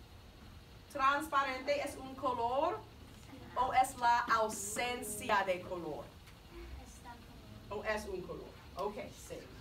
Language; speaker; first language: Spanish; non-native, fluent; English